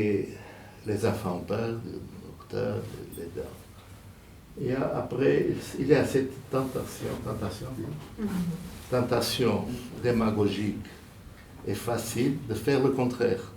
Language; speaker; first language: French; non-native, fluent; Portuguese